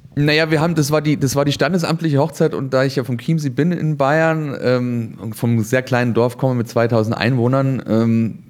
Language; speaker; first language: German; native; German